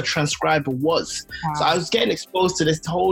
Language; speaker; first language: English; native; English